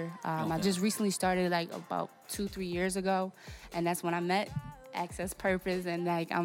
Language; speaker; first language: English; non-native, fluent; Portuguese